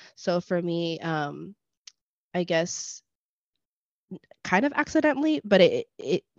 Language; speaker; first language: English; non-native, fluent; Spanish